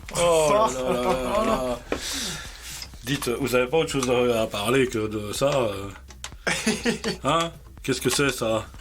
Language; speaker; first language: French; native; French